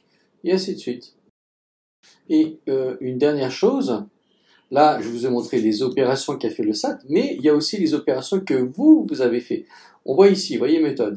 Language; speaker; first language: French; native; French